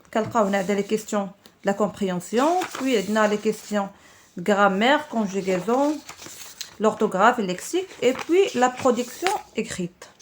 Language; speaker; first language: French; non-native, local second language; Arabic